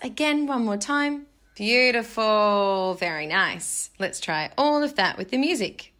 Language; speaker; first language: English; native; English